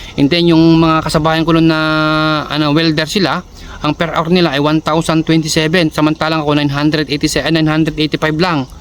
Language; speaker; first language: Filipino; native; Filipino